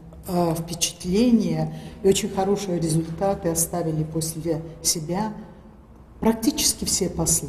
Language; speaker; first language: Russian; native; Russian